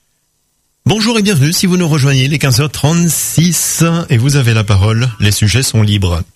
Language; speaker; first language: French; native; French